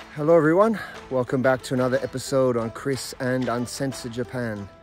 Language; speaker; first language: English; native; English